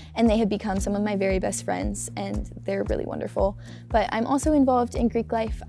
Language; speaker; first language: English; native; English